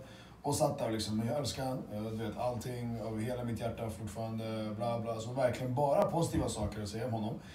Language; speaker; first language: Swedish; early bilingual, other home language; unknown